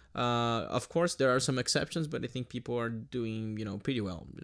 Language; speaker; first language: English; non-native, fluent; Portuguese